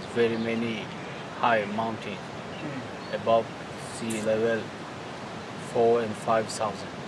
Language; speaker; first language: English; non-native, learner; Tajik